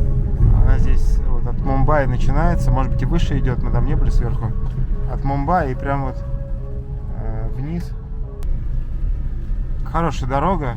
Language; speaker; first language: Russian; native; Russian